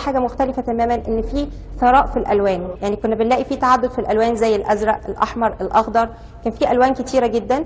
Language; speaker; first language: Arabic; native; Arabic